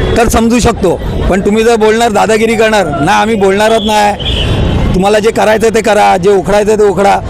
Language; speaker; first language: Marathi; non-native, local second language; Urdu